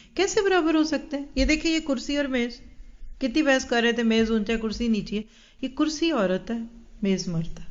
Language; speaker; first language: Urdu; native; Urdu